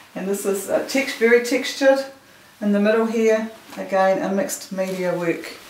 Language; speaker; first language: English; native; English